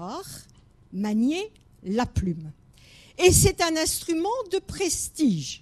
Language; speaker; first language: French; native; French